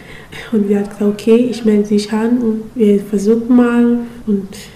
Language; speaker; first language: German; non-native, learner; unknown